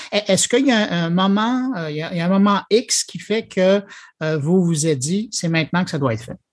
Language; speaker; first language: French; native; French